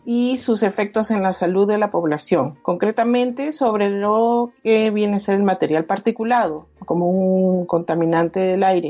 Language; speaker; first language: Spanish; native; Spanish